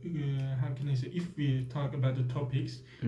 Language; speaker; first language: English; non-native, learner; Turkish